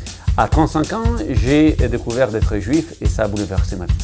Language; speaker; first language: French; non-native, learner; Italian